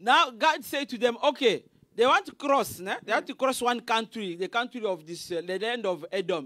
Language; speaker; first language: English; non-native, fluent; Lingala